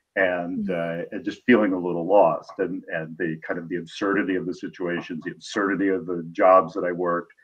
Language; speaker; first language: English; native; English